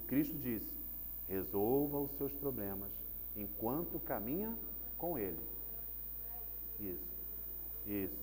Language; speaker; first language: Portuguese; native; Portuguese